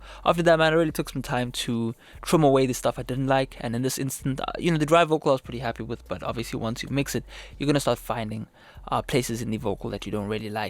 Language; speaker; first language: English; native; English